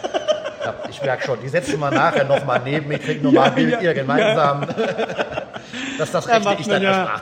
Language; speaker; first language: German; native; German